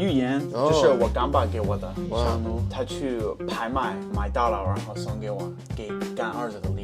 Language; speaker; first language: Chinese; non-native, fluent; English